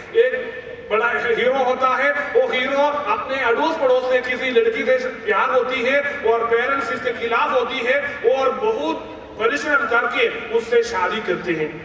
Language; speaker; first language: Hindi; non-native, local second language; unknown